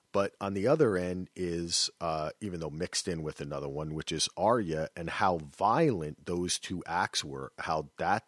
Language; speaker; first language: English; native; English